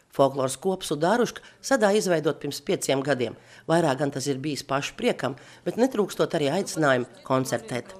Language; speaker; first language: Latvian; native; Latvian